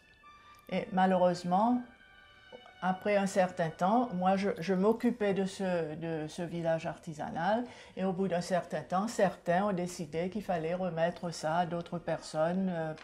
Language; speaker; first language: French; non-native, local second language; Seselwa Creole French